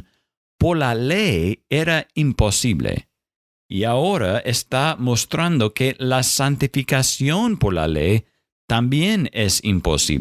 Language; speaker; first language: Spanish; non-native, fluent; English